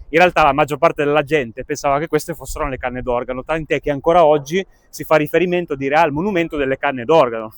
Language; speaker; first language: Italian; native; Italian